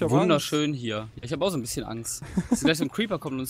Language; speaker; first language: German; native; German